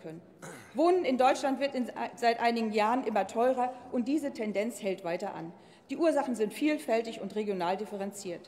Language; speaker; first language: German; native; German